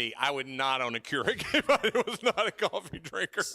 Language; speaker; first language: English; native; English